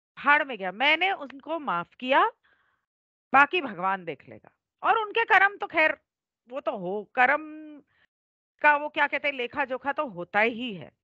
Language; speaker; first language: Hindi; native; Hindi